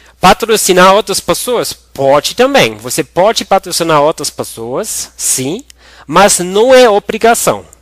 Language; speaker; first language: Portuguese; non-native, fluent; German